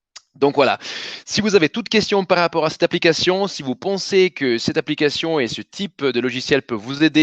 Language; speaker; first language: French; native; French